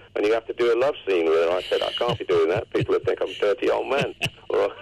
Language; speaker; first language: English; native; English